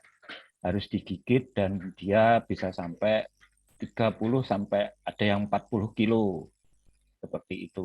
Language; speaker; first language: Indonesian; native; Indonesian